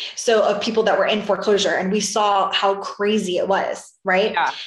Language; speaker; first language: English; native; English